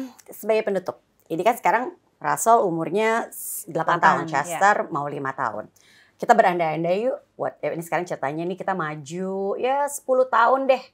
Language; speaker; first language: Indonesian; native; Indonesian